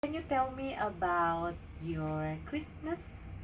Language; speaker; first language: English; non-native, learner; Indonesian